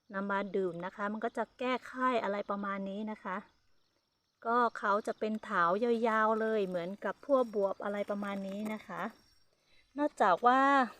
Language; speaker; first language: Thai; non-native, local second language; Hmong